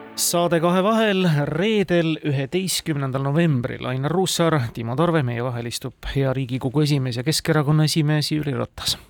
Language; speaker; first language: Estonian; native; Estonian